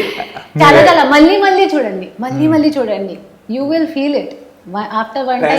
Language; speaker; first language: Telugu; non-native, learner; Hindi